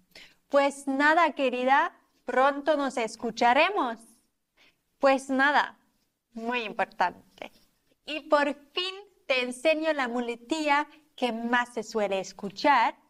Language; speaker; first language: Spanish; non-native, fluent; German